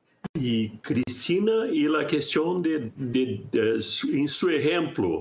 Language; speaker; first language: Spanish; non-native, fluent; Portuguese